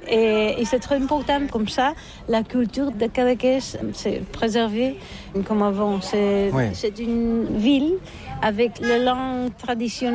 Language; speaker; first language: French; non-native, learner; Catalan